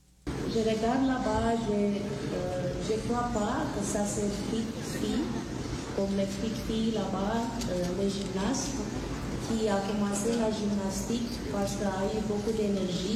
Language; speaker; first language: French; non-native, learner; Romanian